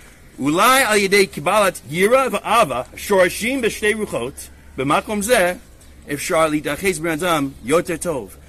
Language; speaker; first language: Hebrew; non-native, learner; English